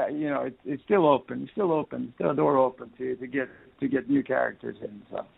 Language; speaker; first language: English; non-native, fluent; Swedish